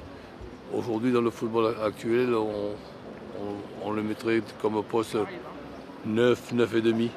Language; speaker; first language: French; native; French